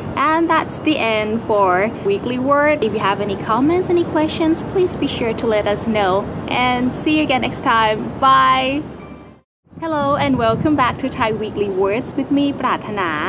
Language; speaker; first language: English; non-native, fluent; Thai